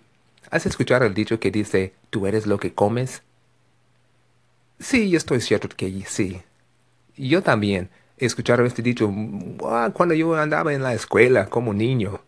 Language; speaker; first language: Spanish; non-native, fluent; English